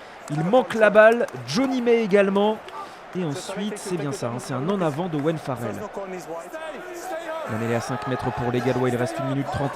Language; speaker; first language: French; native; French